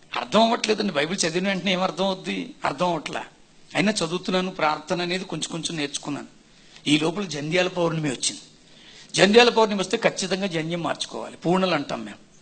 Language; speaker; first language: Telugu; non-native, local second language; Tamil